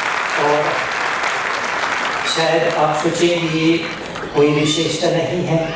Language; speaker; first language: Hindi; non-native, fluent; Russian